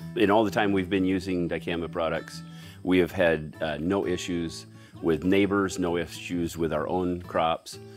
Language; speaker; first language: English; native; English